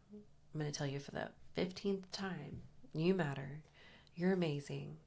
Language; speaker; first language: English; native; English